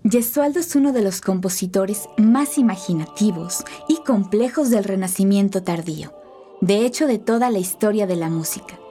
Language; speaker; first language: Spanish; native; Spanish